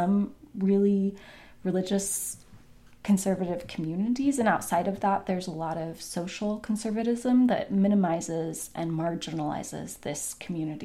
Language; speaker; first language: English; native; English